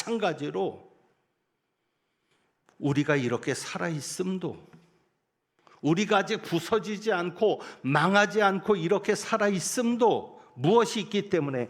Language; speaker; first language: Korean; native; Korean